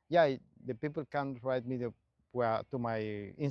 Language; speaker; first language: English; non-native, learner; Spanish